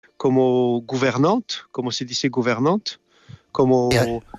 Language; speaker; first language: Spanish; non-native, fluent; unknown